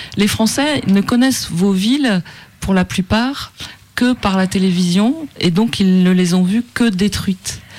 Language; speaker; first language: French; native; French